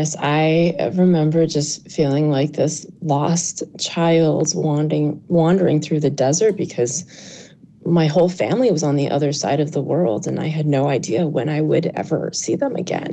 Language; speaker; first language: English; early bilingual, other home language; Chinese